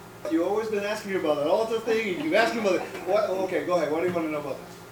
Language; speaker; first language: English; non-native, fluent; Spanish